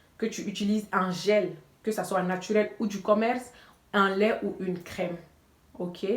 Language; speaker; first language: French; non-native, local second language; Bambara